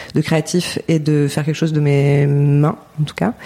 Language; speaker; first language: French; native; French